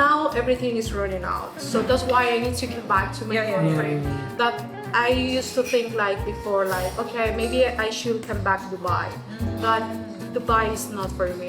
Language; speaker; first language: English; non-native, fluent; Spanish